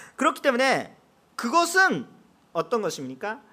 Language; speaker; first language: Korean; non-native, fluent; Japanese